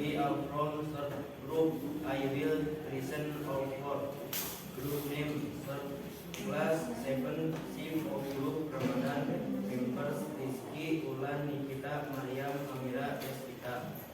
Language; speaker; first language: English; non-native, learner; Indonesian